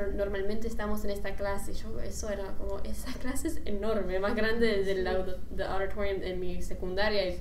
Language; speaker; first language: Spanish; non-native, fluent; English